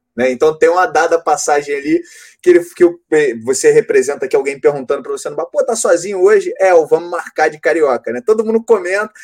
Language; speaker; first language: Portuguese; native; Portuguese